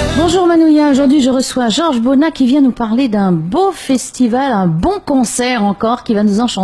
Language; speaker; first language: French; native; French